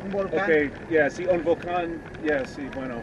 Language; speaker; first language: Spanish; non-native, learner; English